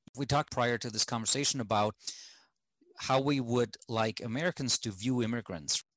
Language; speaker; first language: English; non-native, fluent; German